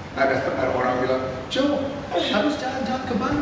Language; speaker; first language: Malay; non-native, fluent; English